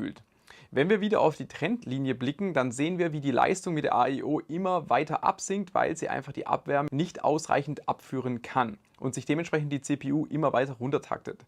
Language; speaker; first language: German; native; German